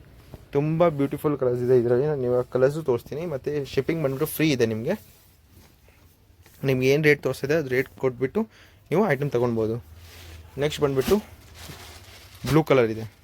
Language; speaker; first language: Kannada; non-native, local second language; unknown